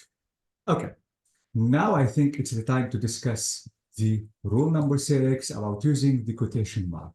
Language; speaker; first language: English; non-native, fluent; Arabic